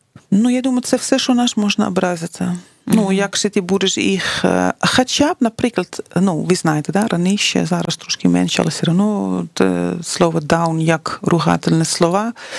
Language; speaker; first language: Ukrainian; non-native, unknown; Dutch